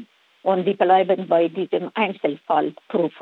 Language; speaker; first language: German; non-native, fluent; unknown